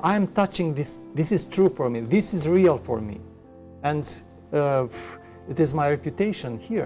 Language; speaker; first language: English; non-native, fluent; Romanian